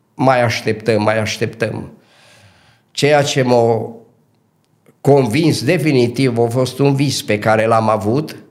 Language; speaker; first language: Romanian; native; Romanian